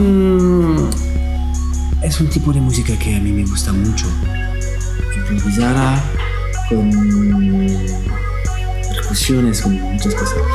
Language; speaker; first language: Spanish; non-native, learner; French